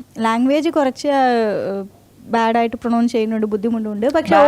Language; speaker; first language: Malayalam; non-native, fluent; Tamil